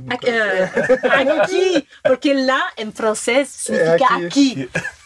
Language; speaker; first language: Portuguese; non-native, learner; French